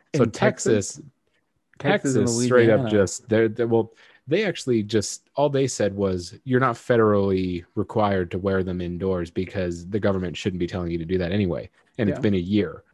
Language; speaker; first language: English; native; English